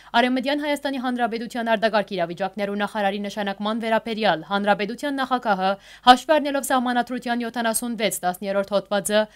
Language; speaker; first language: Armenian; early bilingual, heritage; Armenian